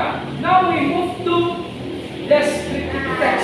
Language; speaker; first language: English; non-native, learner; Indonesian